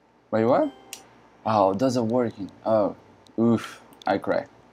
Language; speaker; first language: English; non-native, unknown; Portuguese